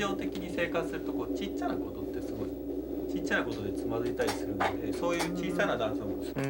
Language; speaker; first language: Japanese; native; Japanese